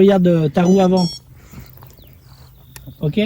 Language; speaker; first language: French; native; French